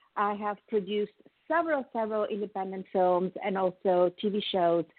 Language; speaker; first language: English; non-native, fluent; Italian